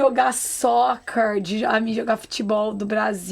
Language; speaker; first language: Portuguese; native; Portuguese